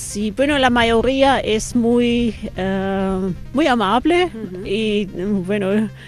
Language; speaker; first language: Spanish; non-native, fluent; German